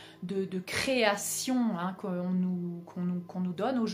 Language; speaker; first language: French; native; French